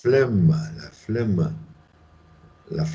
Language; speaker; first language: French; non-native, learner; Spanish